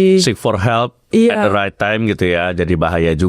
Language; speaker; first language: Indonesian; native; Indonesian